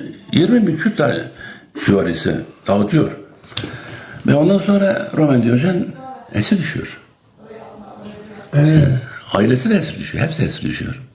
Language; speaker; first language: Turkish; non-native, local second language; Kurdish